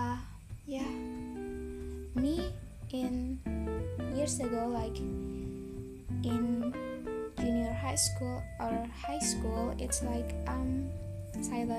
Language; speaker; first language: English; non-native, learner; Indonesian